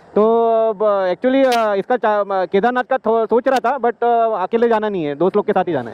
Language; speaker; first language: Hindi; non-native, local second language; Marathi